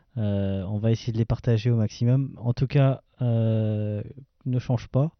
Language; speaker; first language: French; native; French